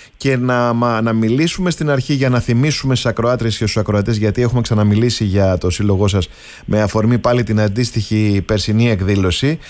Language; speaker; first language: Greek; native; Greek